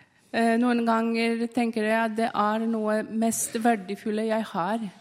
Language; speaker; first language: Norwegian; non-native, fluent; Polish